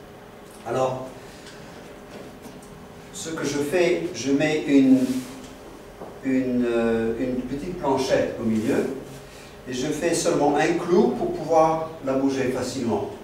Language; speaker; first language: French; non-native, fluent; Dutch